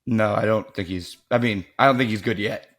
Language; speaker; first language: English; native; English